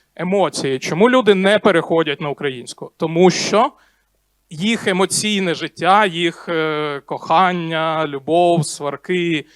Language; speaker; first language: Ukrainian; non-native, local second language; Russian